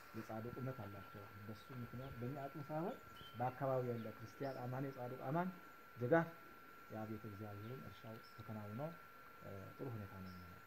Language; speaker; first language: Amharic; non-native, local second language; Tigrinya